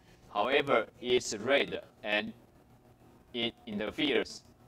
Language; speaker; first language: English; non-native, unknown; Chinese